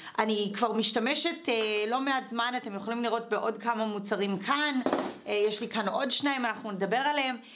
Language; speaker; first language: Hebrew; native; Hebrew